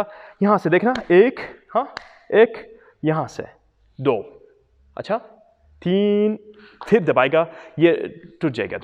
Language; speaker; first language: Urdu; non-native, local second language; Punjabi